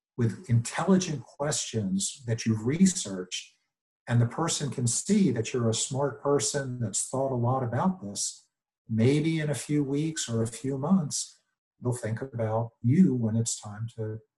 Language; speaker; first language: English; native; English